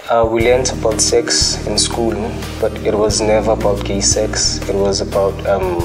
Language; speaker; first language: English; non-native, local second language; Zulu